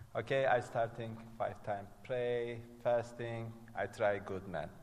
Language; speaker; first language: English; non-native, learner; Turkish